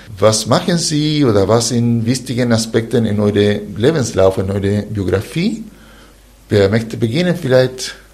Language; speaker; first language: German; non-native, fluent; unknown